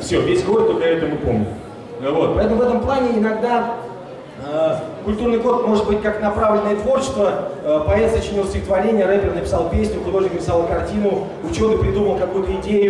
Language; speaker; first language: Russian; native; Russian